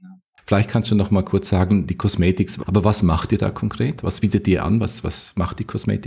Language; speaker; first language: German; native; German